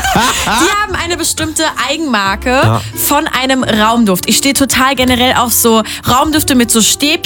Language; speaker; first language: German; native; German